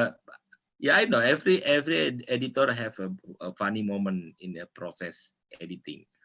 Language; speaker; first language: English; non-native, local second language; Indonesian